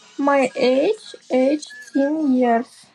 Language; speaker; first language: English; non-native, learner; Russian